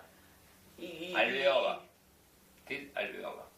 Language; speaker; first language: Russian; non-native, local second language; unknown